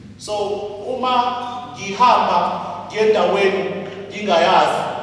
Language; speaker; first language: Zulu; native; Zulu